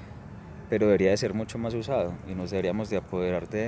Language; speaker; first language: Spanish; native; Spanish